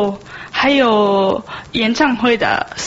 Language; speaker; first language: Chinese; non-native, learner; Japanese